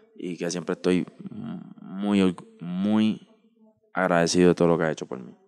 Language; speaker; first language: Spanish; native; Spanish